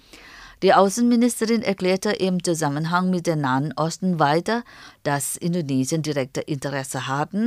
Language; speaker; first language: German; non-native, fluent; Indonesian